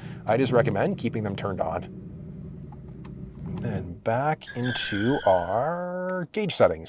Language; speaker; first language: English; native; English